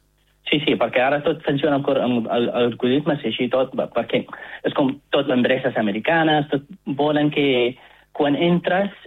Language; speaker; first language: Catalan; non-native, fluent; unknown